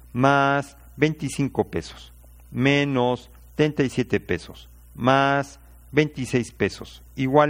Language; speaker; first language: Spanish; native; Spanish